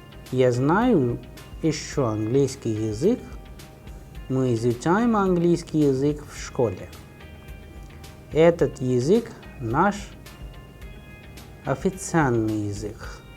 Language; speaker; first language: Russian; non-native, fluent; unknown